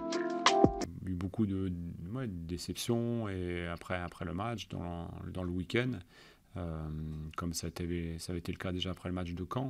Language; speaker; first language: French; native; French